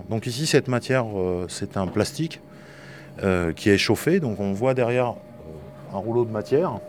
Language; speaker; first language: French; native; French